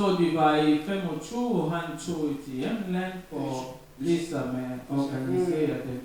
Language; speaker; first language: Danish; non-native, learner; French